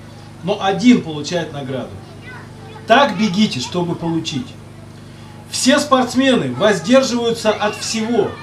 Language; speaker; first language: Russian; native; Russian